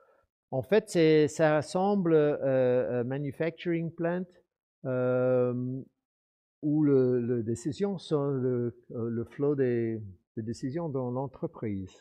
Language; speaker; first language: French; non-native, fluent; English